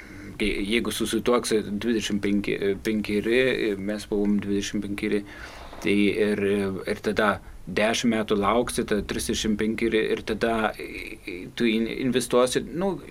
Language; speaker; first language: Lithuanian; non-native, fluent; German